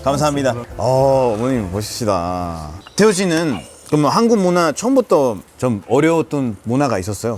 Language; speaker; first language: Korean; non-native, fluent; Spanish